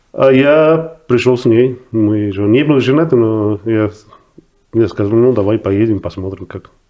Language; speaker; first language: Russian; non-native, fluent; Spanish